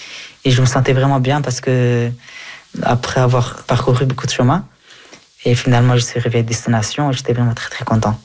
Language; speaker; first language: French; early bilingual, other home language; Persian